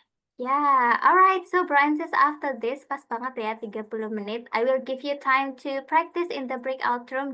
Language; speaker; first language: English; non-native, fluent; Indonesian